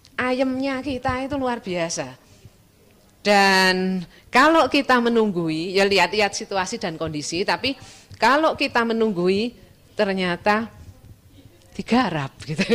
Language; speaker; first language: Indonesian; non-native, local second language; Javanese